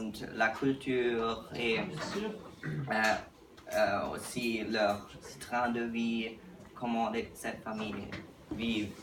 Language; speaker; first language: French; non-native, learner; English